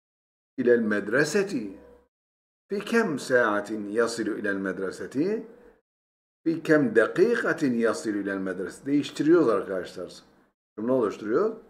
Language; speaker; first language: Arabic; non-native, fluent; Turkish